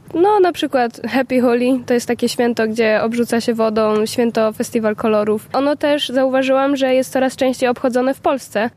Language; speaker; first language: Polish; early bilingual, other home language; Hindi